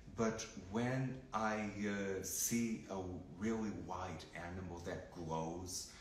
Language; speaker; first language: English; non-native, fluent; Portuguese